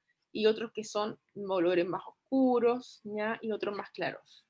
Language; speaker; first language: Spanish; native; Spanish